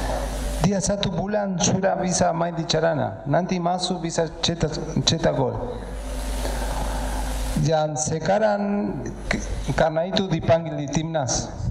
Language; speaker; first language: Indonesian; non-native, learner; Spanish